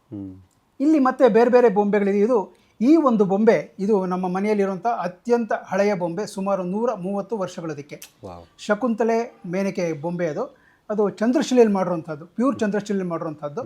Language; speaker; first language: Kannada; native; Kannada